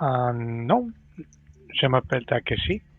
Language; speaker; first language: French; non-native, learner; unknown